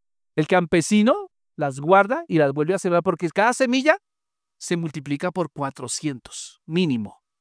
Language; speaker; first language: Spanish; native; Spanish